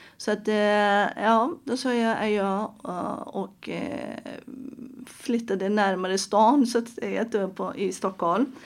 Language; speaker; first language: Swedish; non-native, fluent; Persian